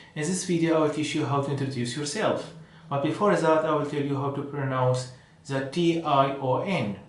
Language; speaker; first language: English; non-native, fluent; Arabic